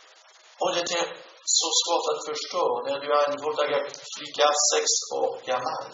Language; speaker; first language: Swedish; non-native, learner; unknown